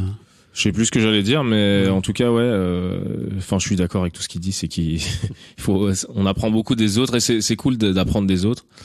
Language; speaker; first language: French; native; French